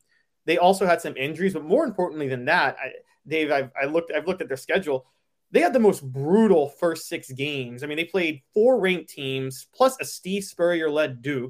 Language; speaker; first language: English; native; English